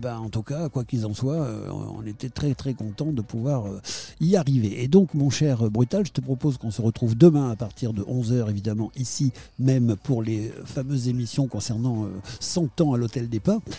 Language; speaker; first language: French; native; French